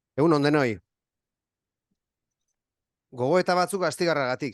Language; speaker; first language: Basque; native; Basque